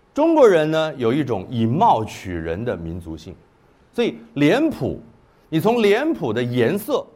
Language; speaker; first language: Chinese; native; Chinese